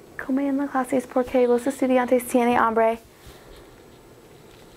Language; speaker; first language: Spanish; non-native, learner; English